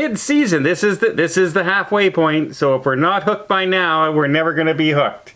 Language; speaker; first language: English; native; English